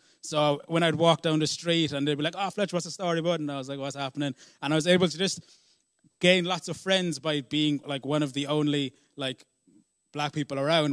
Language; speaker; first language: English; native; English